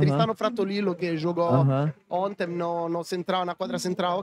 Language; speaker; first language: Portuguese; non-native, learner; Italian